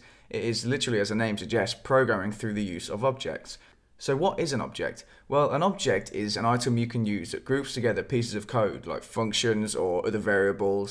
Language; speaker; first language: English; native; English